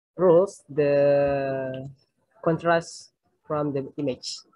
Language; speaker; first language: English; non-native, learner; Indonesian